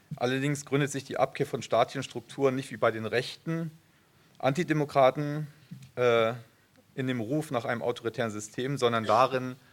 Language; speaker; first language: German; native; German